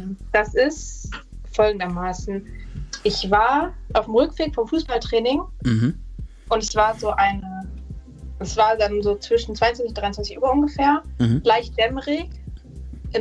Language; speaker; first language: German; native; German